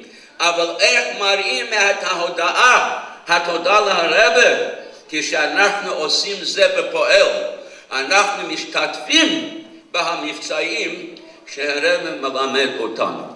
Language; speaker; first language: Hebrew; non-native, fluent; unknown